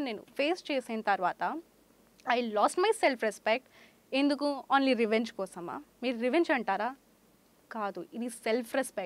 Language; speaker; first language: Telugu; non-native, local second language; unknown